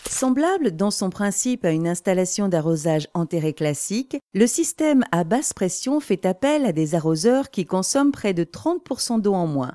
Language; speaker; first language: French; native; French